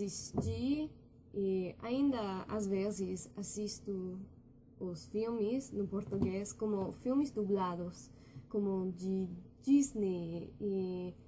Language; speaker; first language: Portuguese; non-native, learner; English